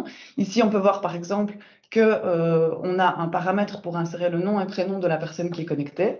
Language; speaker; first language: French; native; French